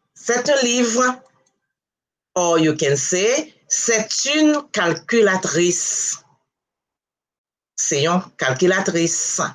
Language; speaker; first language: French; non-native, local second language; Haitian Creole